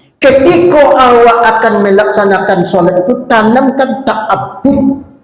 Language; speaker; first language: Malay; non-native, local second language; Minangkabau